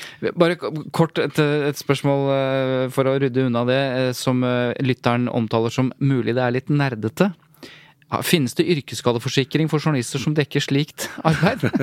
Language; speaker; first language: Norwegian; native; Norwegian